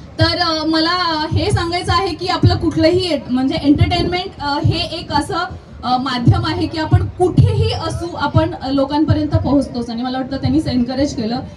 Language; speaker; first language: Marathi; native; Marathi